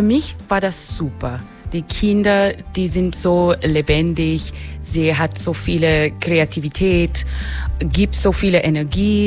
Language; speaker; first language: German; non-native, fluent; English